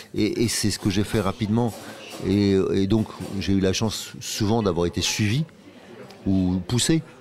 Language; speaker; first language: French; native; French